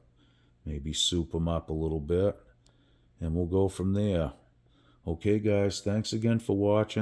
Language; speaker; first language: English; native; English